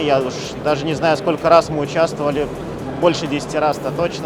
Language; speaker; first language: Russian; native; Russian